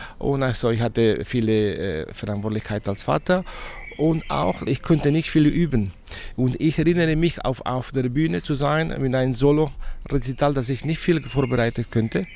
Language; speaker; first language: German; non-native, fluent; Spanish